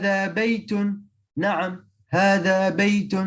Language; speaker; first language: Arabic; non-native, learner; English